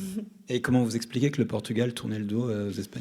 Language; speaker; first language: French; native; French